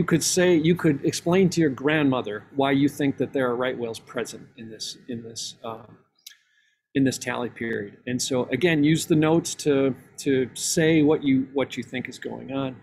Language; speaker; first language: English; native; English